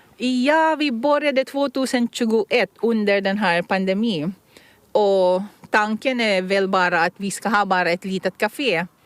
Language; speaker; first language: Swedish; non-native, fluent; Filipino